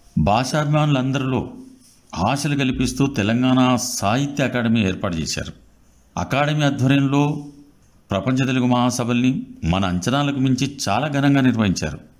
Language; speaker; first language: Telugu; native; Telugu